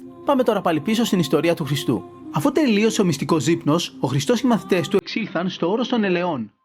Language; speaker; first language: Greek; native; Greek